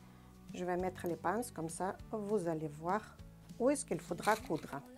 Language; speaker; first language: French; non-native, fluent; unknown